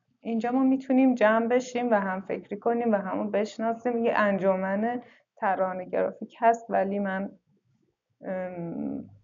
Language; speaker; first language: Persian; native; Persian